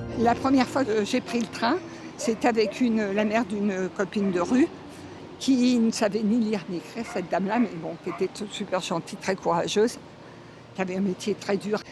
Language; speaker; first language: French; native; French